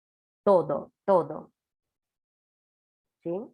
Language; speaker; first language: Spanish; non-native, fluent; Portuguese